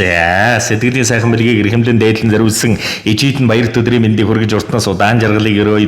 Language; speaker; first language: Mongolian; native; Mongolian